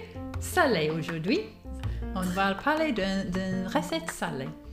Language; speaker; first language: French; non-native, fluent; English